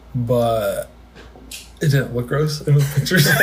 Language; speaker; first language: English; native; English